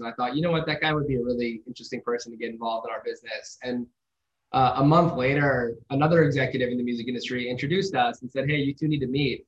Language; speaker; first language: English; native; English